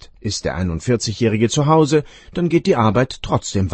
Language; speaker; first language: German; native; German